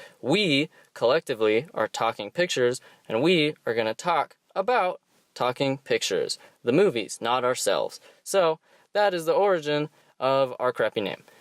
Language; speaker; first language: English; native; English